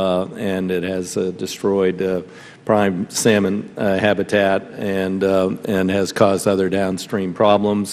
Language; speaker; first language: English; native; English